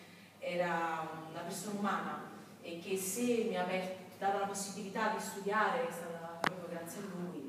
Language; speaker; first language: Italian; native; Italian